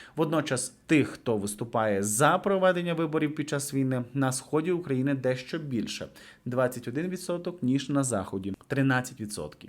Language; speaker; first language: Ukrainian; native; Ukrainian